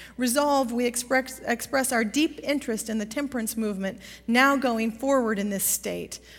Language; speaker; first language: English; native; English